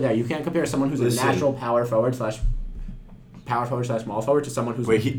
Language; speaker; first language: English; native; English